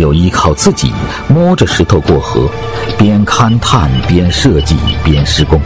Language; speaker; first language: Chinese; native; Chinese